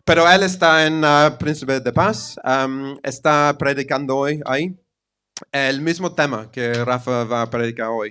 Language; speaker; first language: Spanish; non-native, fluent; English